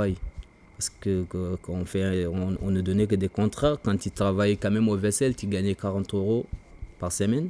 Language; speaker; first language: French; non-native, learner; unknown